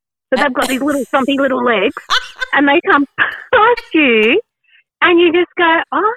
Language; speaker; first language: English; native; English